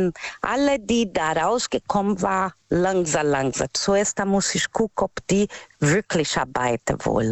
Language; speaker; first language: German; non-native, learner; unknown